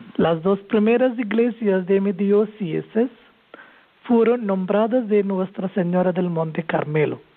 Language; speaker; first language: Spanish; non-native, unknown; Malayalam